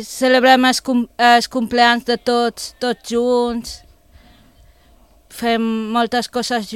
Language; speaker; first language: Catalan; non-native, local second language; Spanish